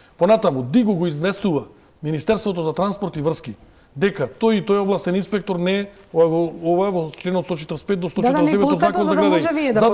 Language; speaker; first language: Macedonian; native; Macedonian